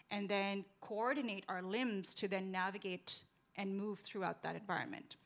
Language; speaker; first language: English; non-native, local second language; Urdu